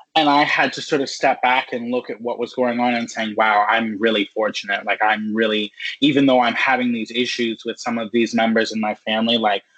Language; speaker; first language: English; native; English